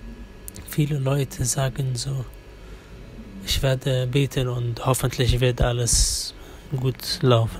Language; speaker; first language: German; non-native, fluent; Arabic